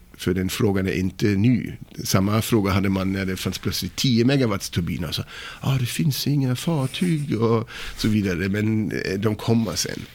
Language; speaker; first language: Swedish; non-native, fluent; German